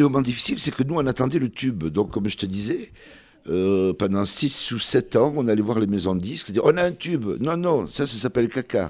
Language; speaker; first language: French; early bilingual, other home language; Kabyle